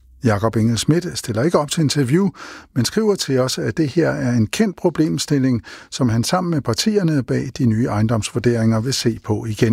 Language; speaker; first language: Danish; native; Danish